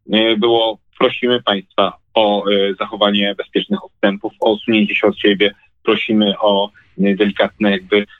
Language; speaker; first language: Polish; native; Polish